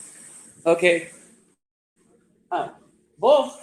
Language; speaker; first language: Portuguese; non-native, learner; English